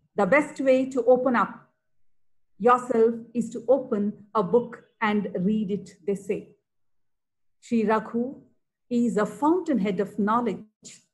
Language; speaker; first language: English; non-native, local second language; Kannada